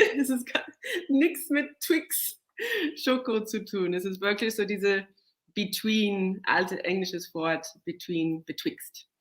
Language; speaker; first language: German; non-native, fluent; English